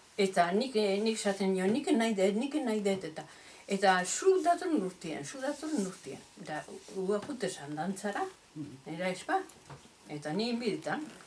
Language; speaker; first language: Basque; native; Basque